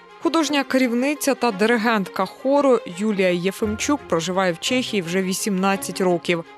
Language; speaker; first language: Ukrainian; native; Ukrainian